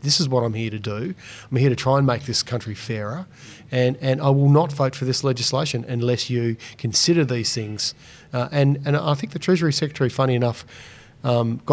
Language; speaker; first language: English; native; English